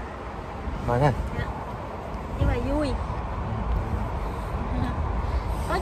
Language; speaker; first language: Vietnamese; native; Vietnamese